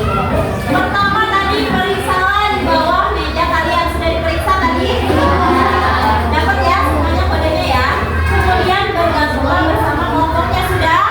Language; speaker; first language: Indonesian; native; Indonesian